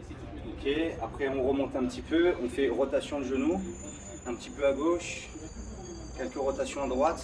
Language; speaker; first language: French; native; French